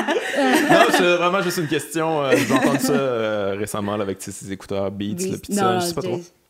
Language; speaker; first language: French; native; French